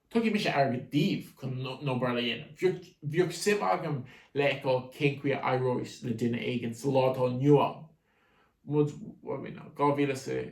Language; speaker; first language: Irish; native; Irish